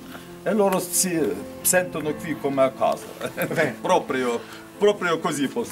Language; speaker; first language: Italian; non-native, learner; Ukrainian